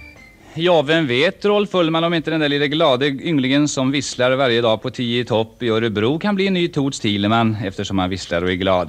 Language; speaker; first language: Swedish; native; Swedish